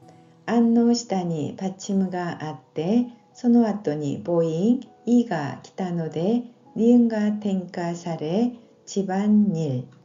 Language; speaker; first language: Japanese; non-native, fluent; Korean